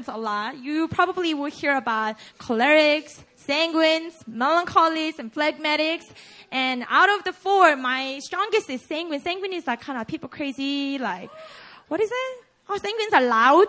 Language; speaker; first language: English; non-native, fluent; Korean